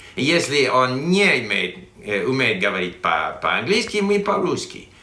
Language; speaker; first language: Russian; non-native, fluent; English